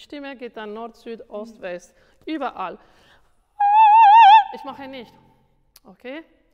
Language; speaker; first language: German; non-native, fluent; Italian